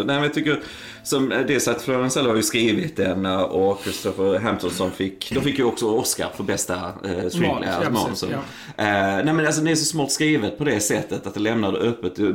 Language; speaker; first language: Swedish; native; Swedish